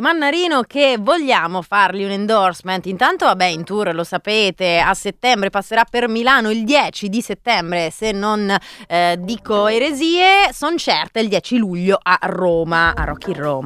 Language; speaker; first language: Italian; native; Italian